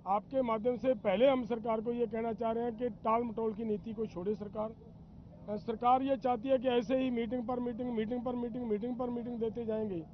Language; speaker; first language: Hindi; non-native, local second language; Punjabi